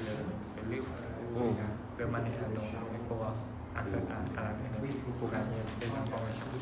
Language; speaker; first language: French; non-native, learner; Khmer